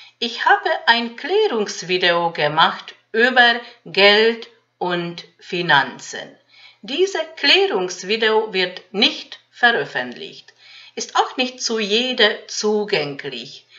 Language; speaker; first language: German; non-native, fluent; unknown